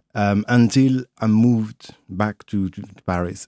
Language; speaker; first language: English; non-native, fluent; French